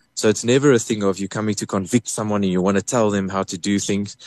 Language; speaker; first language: English; native; English